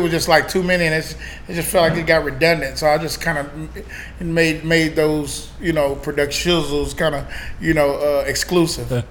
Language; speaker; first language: English; native; English